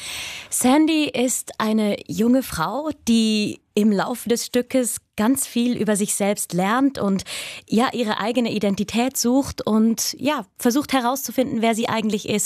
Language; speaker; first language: German; native; German